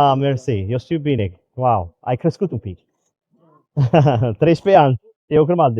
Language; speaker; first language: Romanian; non-native, learner; English